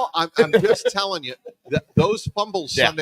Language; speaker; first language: English; native; English